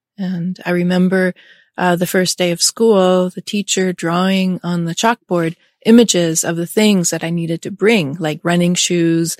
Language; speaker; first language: English; early bilingual, other home language; German